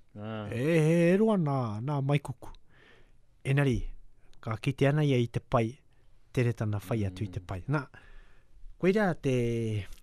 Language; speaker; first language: Māori; native; Māori